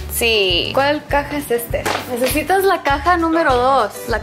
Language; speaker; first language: Spanish; early bilingual, heritage; English